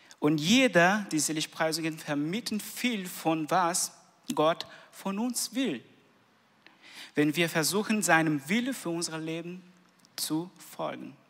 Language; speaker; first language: German; non-native, learner; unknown